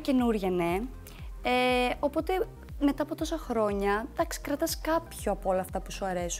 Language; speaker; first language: Greek; native; Greek